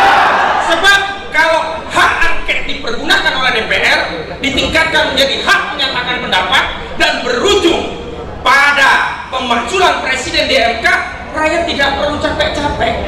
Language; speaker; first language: Indonesian; native; Indonesian